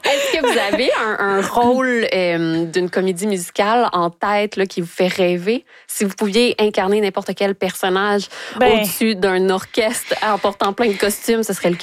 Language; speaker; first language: French; native; French